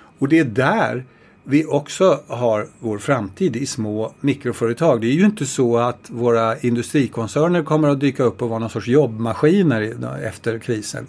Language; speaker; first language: Swedish; native; Swedish